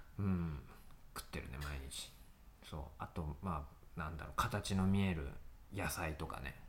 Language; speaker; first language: Japanese; native; Japanese